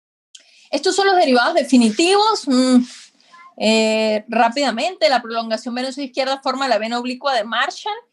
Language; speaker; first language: Spanish; native; Spanish